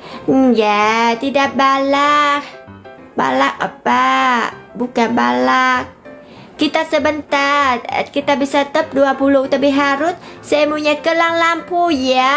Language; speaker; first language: Indonesian; non-native, learner; Vietnamese